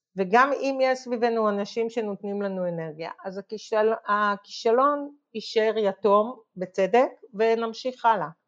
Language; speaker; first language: Hebrew; native; Hebrew